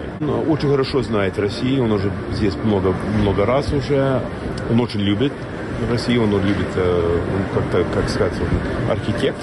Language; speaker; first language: Russian; non-native, learner; English